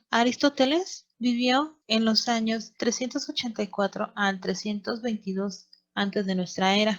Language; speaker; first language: Spanish; native; Spanish